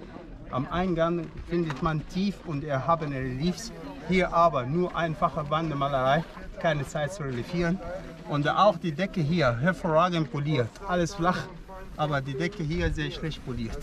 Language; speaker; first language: German; non-native, fluent; Arabic